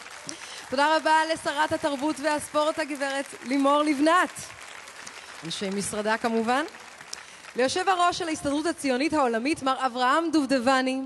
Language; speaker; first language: Hebrew; native; Hebrew